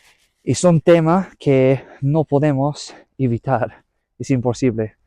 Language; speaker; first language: Spanish; non-native, learner; English